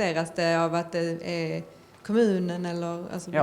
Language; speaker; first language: Swedish; native; Swedish